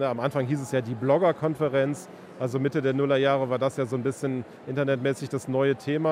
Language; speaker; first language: German; native; German